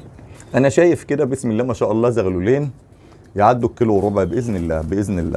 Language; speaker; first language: Arabic; native; Arabic